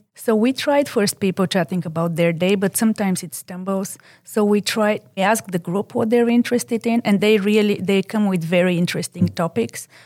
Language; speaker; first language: English; non-native, fluent; Bulgarian